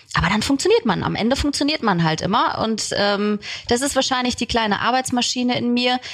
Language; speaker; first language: German; early bilingual, other home language; Turkish